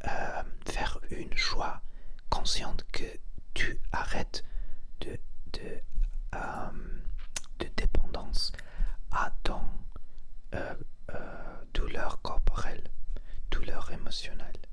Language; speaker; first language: French; non-native, learner; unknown